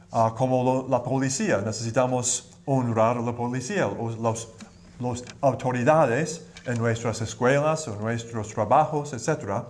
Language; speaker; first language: Spanish; non-native, learner; English